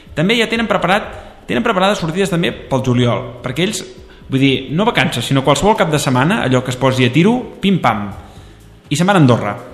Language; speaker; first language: Catalan; native; Catalan